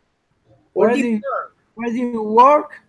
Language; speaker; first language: English; non-native, learner; Spanish